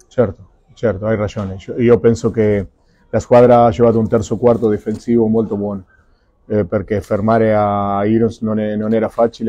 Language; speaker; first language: Italian; non-native, fluent; Spanish